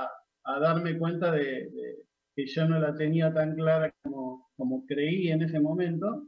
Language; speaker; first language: Spanish; native; Spanish